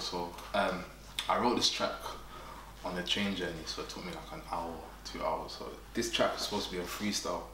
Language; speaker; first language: English; early bilingual, other home language; French